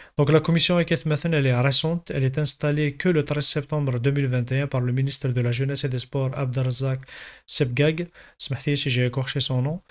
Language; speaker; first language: French; non-native, local second language; Kabyle